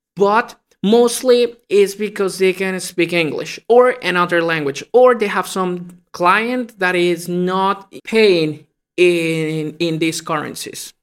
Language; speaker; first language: English; non-native, fluent; Spanish